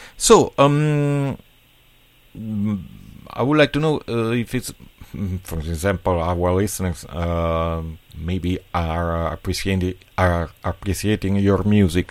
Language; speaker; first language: English; non-native, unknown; Italian